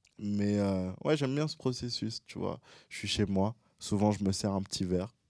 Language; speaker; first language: French; early bilingual, other home language; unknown